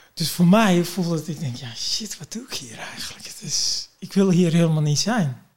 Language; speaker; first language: Dutch; non-native, fluent; Kurdish